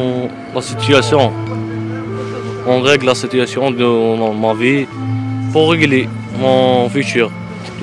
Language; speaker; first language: French; non-native, learner; Arabic